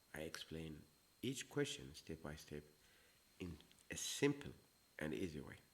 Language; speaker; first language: English; non-native, local second language; Amharic